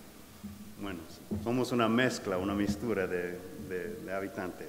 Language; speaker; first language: Spanish; non-native, fluent; English